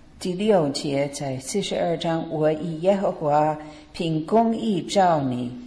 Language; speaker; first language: Chinese; native; Chinese